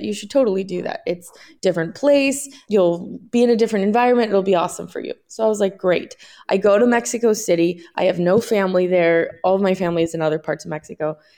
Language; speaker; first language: English; early bilingual, other home language; Spanish